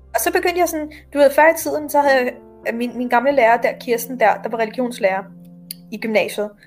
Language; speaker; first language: Danish; native; Danish